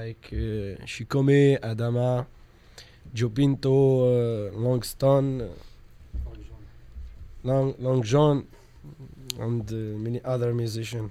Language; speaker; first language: English; non-native, learner; Arabic